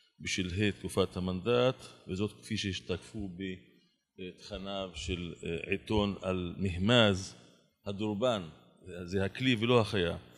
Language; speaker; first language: Hebrew; non-native, local second language; Arabic